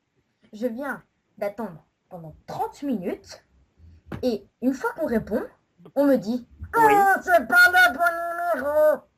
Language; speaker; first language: French; native; French